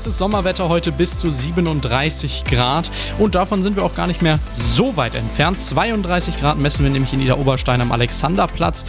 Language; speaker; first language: German; native; German